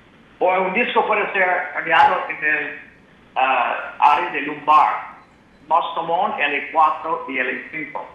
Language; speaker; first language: Spanish; non-native, learner; English